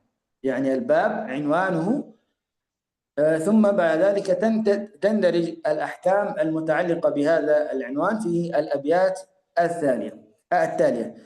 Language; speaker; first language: Arabic; native; Arabic